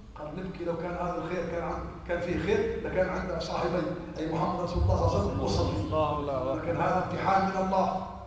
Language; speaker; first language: Arabic; native; Arabic